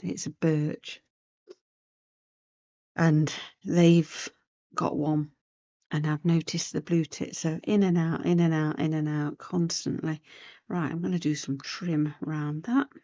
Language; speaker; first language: English; native; English